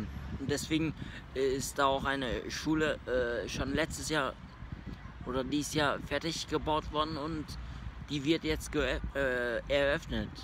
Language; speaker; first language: German; early bilingual, other home language; Turkish